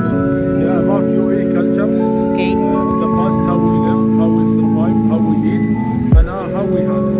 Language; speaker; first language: English; non-native, learner; Arabic